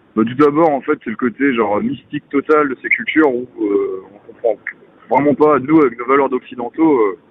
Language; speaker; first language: French; native; French